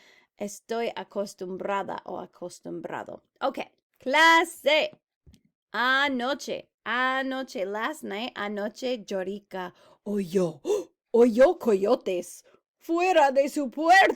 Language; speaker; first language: Spanish; non-native, fluent; English